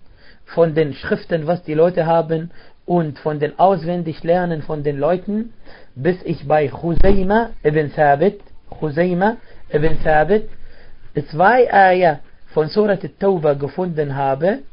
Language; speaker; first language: German; non-native, fluent; Arabic